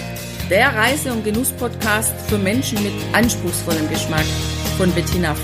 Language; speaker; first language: German; native; German